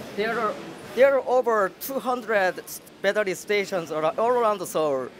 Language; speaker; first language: English; non-native, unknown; Korean